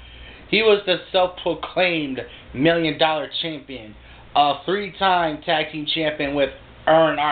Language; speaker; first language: English; native; English